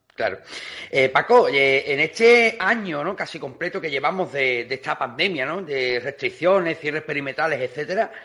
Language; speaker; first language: Spanish; native; Spanish